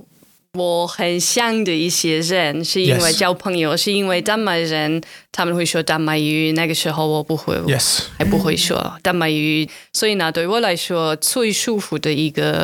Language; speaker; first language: Chinese; non-native, fluent; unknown